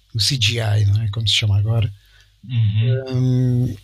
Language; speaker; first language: Portuguese; native; Portuguese